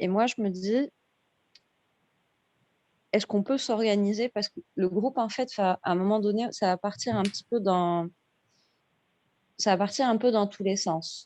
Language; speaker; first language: French; non-native, local second language; Arabic